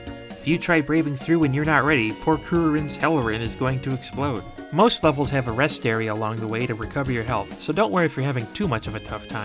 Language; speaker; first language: English; native; English